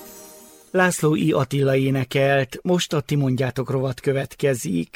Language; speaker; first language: Hungarian; native; Hungarian